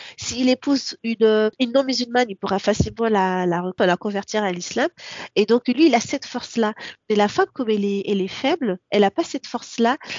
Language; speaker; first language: French; non-native, local second language; Ngazidja Comorian